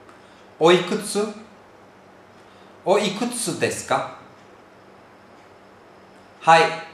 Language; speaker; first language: Japanese; non-native, fluent; Turkish